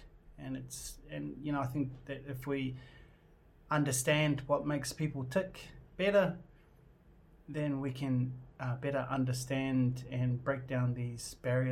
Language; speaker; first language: English; native; English